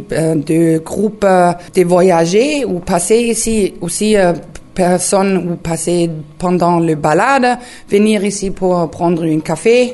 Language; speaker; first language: French; non-native, learner; German